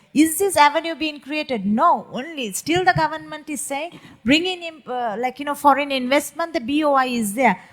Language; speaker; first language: English; non-native, local second language; Sinhala